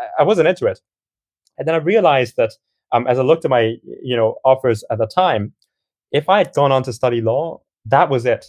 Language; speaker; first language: English; non-native, local second language; Cantonese